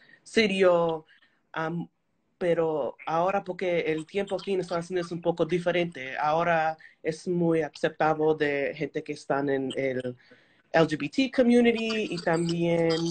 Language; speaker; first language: Spanish; early bilingual, heritage; Spanish